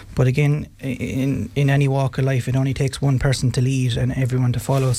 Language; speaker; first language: English; native; English